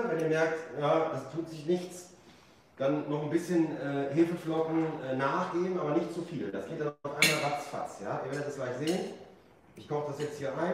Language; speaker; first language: German; native; German